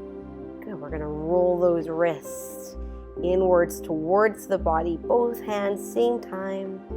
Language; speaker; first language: English; native; English